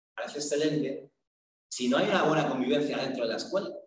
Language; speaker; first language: Spanish; native; Spanish